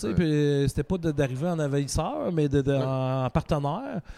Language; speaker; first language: French; native; French